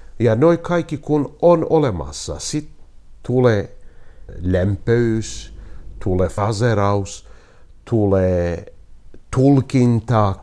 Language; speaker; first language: Finnish; non-native, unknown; Kurdish